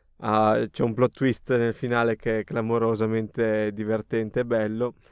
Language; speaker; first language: Italian; native; Italian